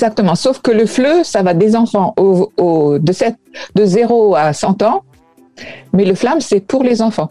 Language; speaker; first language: French; native; French